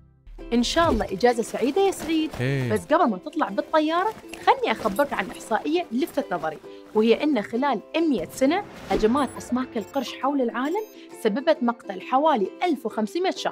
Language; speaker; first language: Arabic; native; Arabic